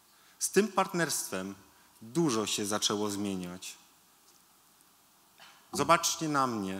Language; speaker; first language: Polish; early bilingual, heritage; Polish